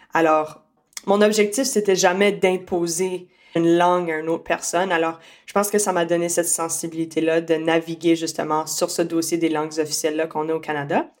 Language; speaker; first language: French; native; French